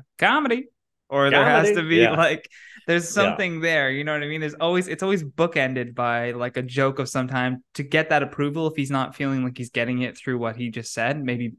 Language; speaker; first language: English; native; English